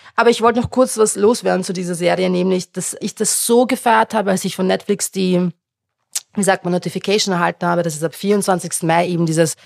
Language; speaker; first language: German; non-native, local second language; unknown